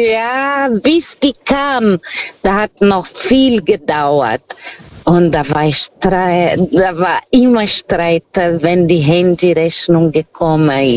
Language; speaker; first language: German; non-native, fluent; Portuguese